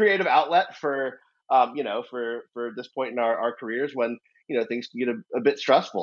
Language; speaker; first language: English; native; English